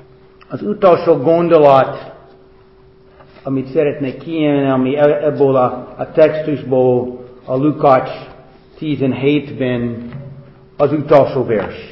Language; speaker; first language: Hungarian; non-native, fluent; English